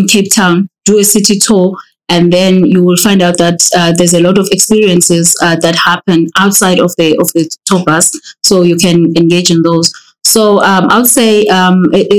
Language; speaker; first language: English; non-native, local second language; Xhosa